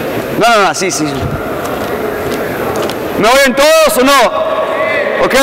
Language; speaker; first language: Spanish; early bilingual, heritage; English